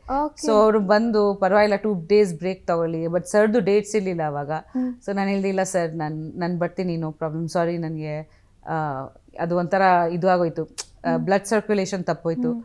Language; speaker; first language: Kannada; non-native, fluent; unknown